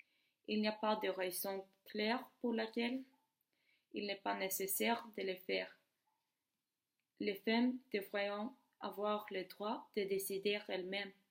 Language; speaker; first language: French; non-native, learner; Swedish